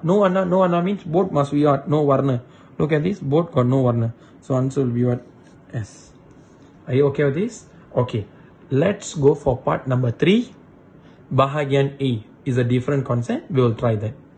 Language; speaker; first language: English; non-native, local second language; Malay